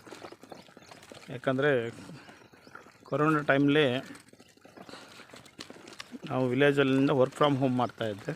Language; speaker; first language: Kannada; non-native, local second language; Urdu